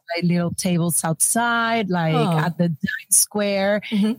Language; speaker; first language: English; non-native, fluent; Spanish